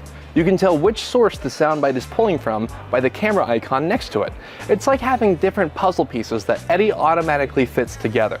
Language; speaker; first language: English; native; English